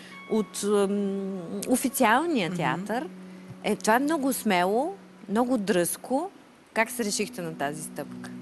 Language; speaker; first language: Bulgarian; native; Bulgarian